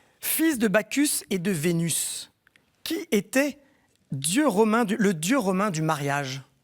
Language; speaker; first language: French; native; French